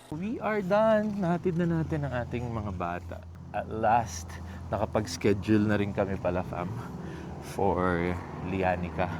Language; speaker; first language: Filipino; non-native, local second language; Cebuano